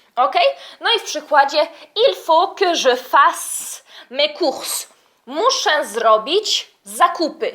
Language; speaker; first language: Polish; early bilingual, heritage; Polish